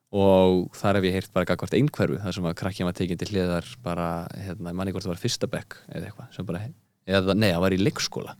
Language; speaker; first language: Icelandic; early bilingual, heritage; Icelandic